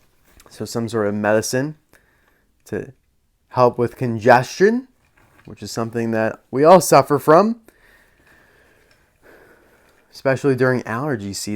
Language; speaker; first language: English; native; English